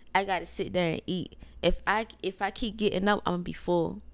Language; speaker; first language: English; native; English